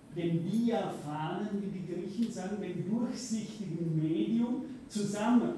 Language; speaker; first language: German; native; German